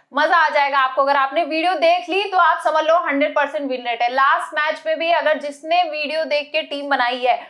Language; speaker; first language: Hindi; native; Hindi